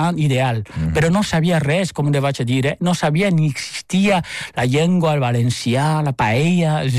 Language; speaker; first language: Catalan; non-native, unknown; Chinese